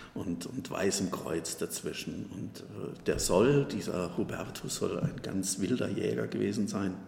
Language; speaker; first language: German; native; German